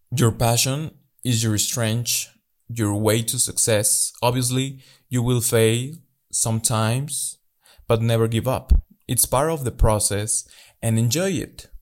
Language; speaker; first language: English; non-native, learner; Spanish